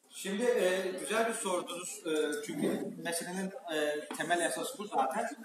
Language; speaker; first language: Turkish; native; Turkish